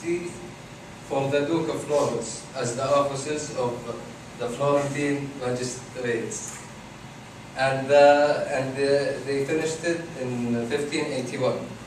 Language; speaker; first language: English; non-native, fluent; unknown